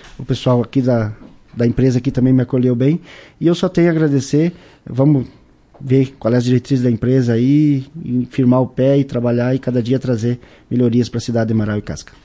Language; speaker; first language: Portuguese; native; Portuguese